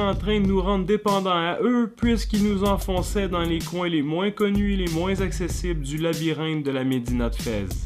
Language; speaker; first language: French; native; French